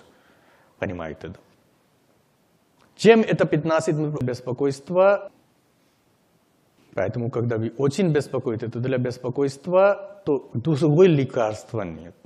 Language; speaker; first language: Russian; non-native, learner; Hindi